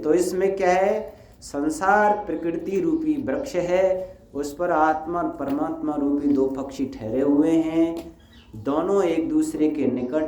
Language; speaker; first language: Hindi; native; Hindi